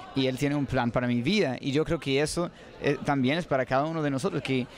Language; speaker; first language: Spanish; non-native, fluent; English